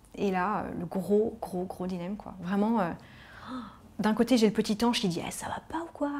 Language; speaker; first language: French; native; French